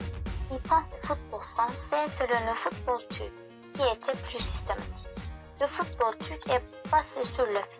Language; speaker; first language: French; non-native, learner; Turkish